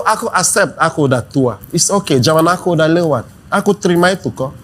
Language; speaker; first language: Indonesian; non-native, fluent; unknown